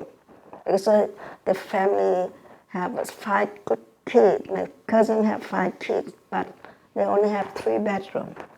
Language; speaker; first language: English; non-native, learner; Vietnamese